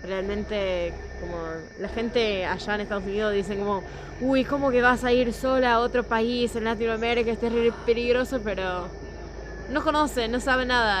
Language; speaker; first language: Spanish; non-native, fluent; English